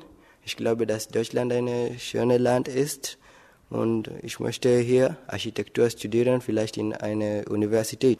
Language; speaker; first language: German; non-native, learner; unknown